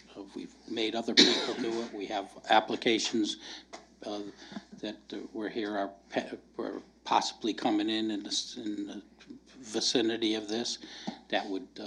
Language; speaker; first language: English; native; English